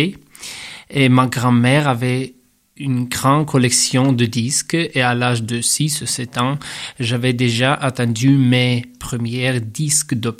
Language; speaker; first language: French; non-native, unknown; Russian